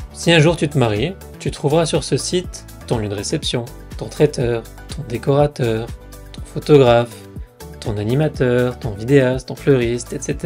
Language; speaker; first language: French; native; French